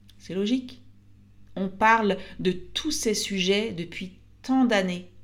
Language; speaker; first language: French; native; French